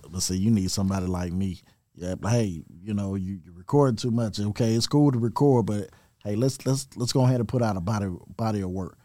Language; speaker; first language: English; native; English